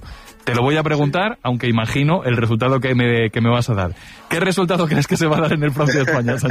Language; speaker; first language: Spanish; native; Spanish